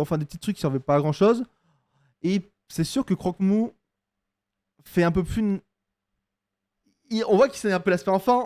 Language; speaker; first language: French; native; French